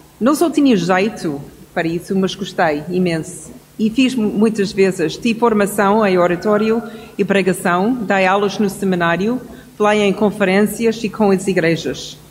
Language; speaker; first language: Portuguese; non-native, fluent; English